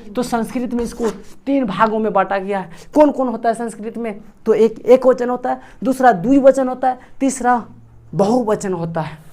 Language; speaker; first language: Hindi; native; Hindi